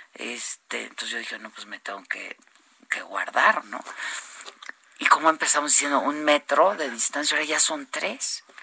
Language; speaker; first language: Spanish; native; Spanish